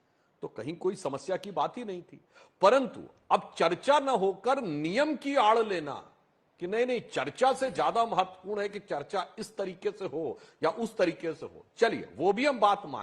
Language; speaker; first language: Hindi; native; Hindi